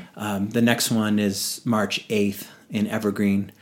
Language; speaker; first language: English; native; English